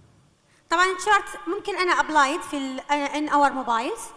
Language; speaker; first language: Arabic; native; Arabic